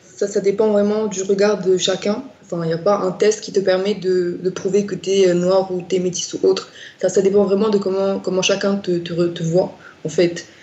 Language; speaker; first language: French; non-native, local second language; Arabic